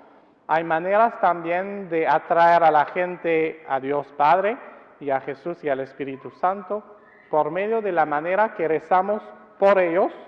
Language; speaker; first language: Spanish; non-native, fluent; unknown